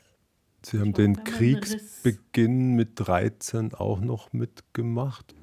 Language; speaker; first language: German; native; German